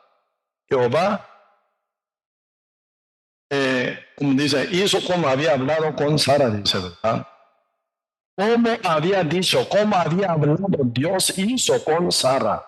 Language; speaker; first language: Spanish; non-native, learner; Korean